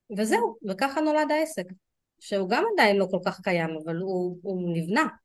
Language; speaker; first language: Hebrew; early bilingual, other home language; Russian